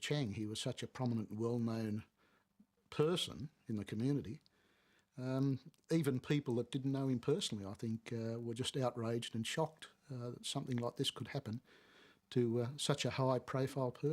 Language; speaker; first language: English; native; English